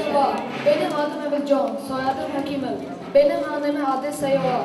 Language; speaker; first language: Turkish; non-native, learner; Tajik